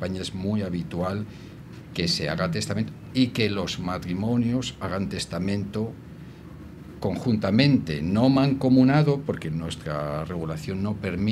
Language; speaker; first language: Spanish; native; Spanish